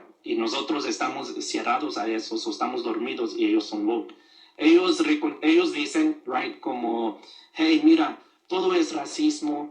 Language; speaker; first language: Spanish; early bilingual, other home language; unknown